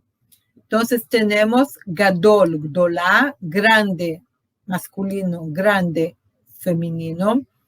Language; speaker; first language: Spanish; non-native, fluent; Portuguese